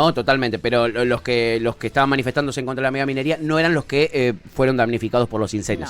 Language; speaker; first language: Spanish; native; Spanish